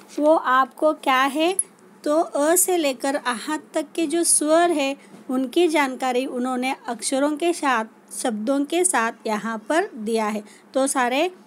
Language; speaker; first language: Hindi; non-native, local second language; Marathi